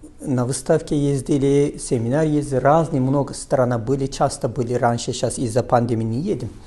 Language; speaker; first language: Russian; non-native, learner; Turkish